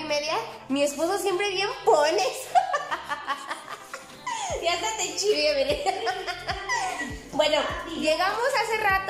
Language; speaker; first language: Spanish; native; Spanish